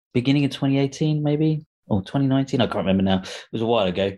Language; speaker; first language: English; early bilingual, other home language; Hindi